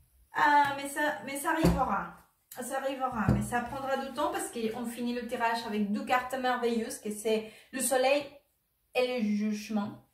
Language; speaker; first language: French; non-native, fluent; Spanish